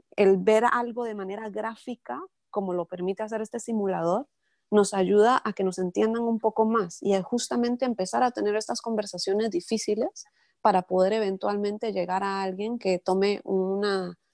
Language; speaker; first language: Spanish; native; Spanish